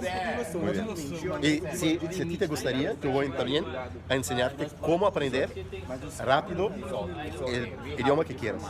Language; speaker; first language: Spanish; non-native, fluent; Portuguese